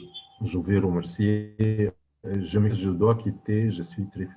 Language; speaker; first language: French; non-native, fluent; Arabic